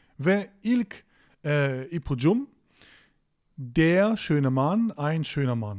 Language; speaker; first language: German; non-native, fluent; Turkish